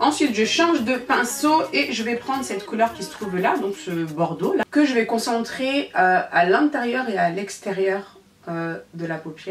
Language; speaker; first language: French; native; French